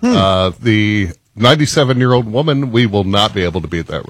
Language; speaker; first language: English; native; English